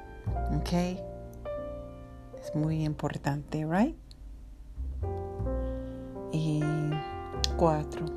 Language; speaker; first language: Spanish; non-native, learner; English